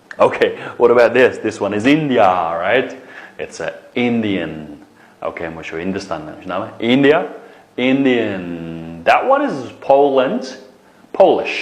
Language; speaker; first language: English; non-native, fluent; Uyghur